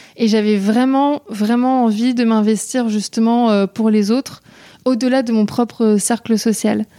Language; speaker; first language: French; native; French